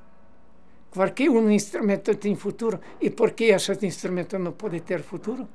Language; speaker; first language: Portuguese; non-native, learner; Ukrainian